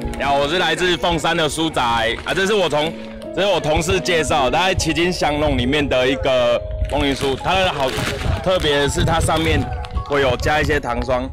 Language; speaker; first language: Chinese; native; Chinese